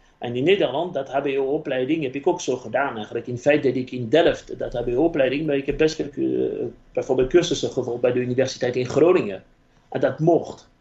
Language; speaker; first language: Dutch; non-native, fluent; French